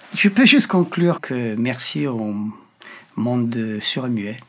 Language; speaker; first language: French; non-native, fluent; Polish